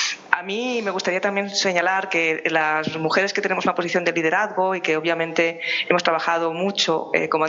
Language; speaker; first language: Spanish; native; Spanish